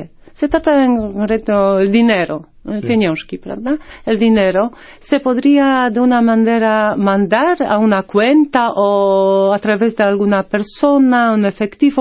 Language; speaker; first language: Spanish; non-native, fluent; Polish